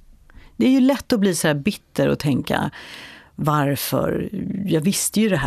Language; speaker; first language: Swedish; native; Swedish